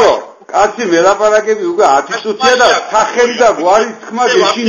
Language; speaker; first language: Georgian; native; Georgian